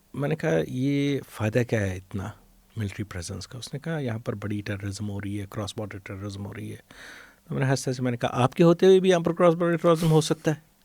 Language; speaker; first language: Urdu; non-native, local second language; Kashmiri